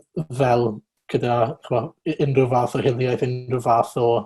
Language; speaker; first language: Welsh; native; Welsh